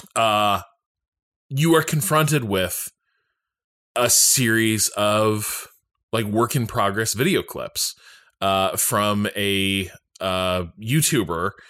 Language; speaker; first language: English; native; English